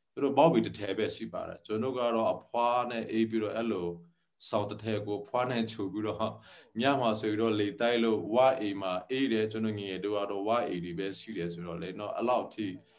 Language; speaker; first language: Burmese; non-native, local second language; Hakha Chin